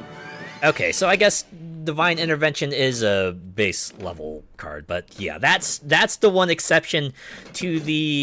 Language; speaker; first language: English; native; English